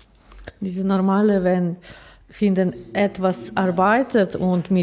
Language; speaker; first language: German; non-native, learner; Ukrainian